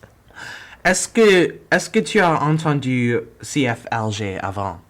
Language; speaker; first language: French; non-native, learner; English